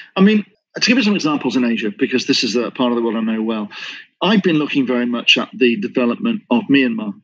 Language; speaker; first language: English; native; English